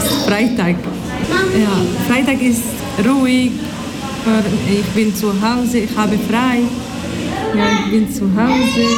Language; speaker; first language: German; non-native, learner; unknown